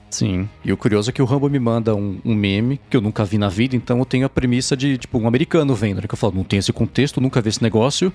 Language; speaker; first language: Portuguese; native; Portuguese